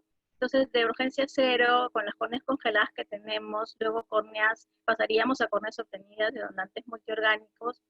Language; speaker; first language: Spanish; native; Spanish